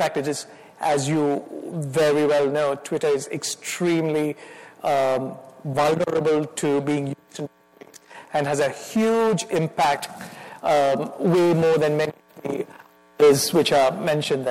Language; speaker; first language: English; non-native, local second language; Malayalam